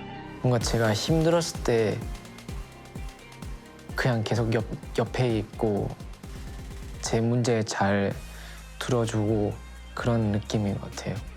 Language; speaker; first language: Korean; non-native, fluent; Thai